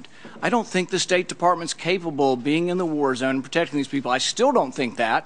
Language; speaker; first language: English; native; English